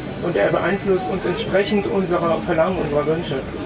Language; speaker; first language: German; native; German